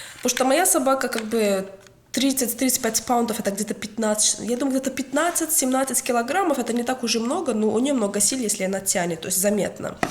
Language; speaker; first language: Russian; native; Russian